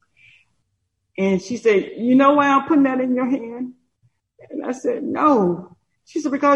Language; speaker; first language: English; native; English